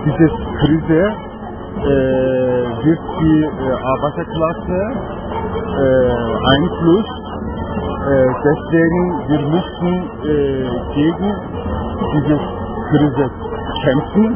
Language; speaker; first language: German; non-native, learner; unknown